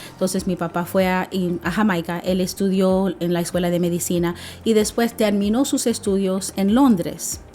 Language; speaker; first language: Spanish; non-native, fluent; English